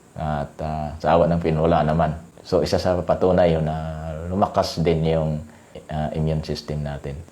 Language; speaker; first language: Filipino; non-native, local second language; Cebuano